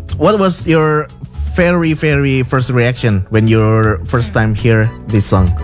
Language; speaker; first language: English; non-native, fluent; Indonesian